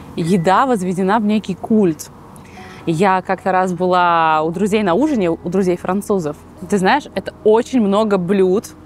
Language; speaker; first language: Russian; native; Russian